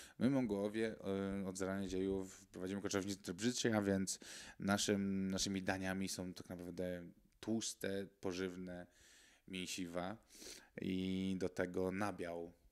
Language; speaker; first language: Polish; early bilingual, other home language; Mongolian